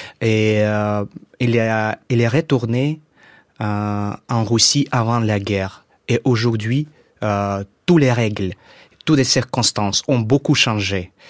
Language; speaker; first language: French; non-native, fluent; Russian